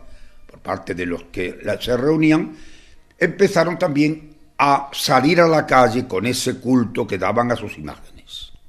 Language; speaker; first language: Spanish; native; Spanish